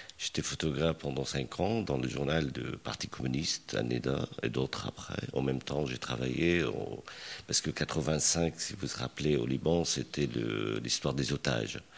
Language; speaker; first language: French; non-native, local second language; Arabic